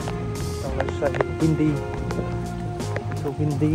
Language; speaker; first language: English; non-native, learner; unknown